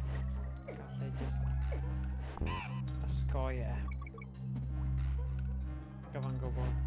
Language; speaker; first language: Welsh; native; Welsh